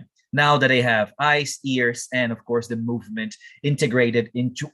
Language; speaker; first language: English; non-native, fluent; Portuguese